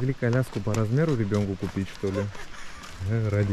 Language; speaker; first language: Russian; native; Russian